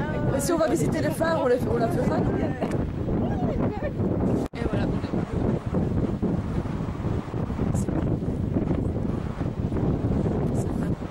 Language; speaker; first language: French; native; French